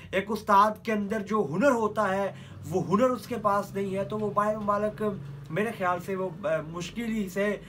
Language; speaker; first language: Urdu; non-native, local second language; Punjabi